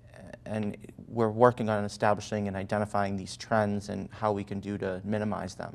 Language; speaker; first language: English; native; English